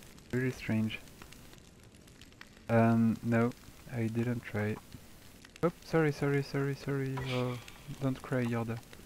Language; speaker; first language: English; non-native, learner; French